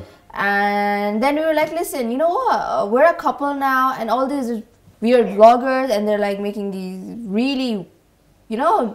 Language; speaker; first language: English; native; English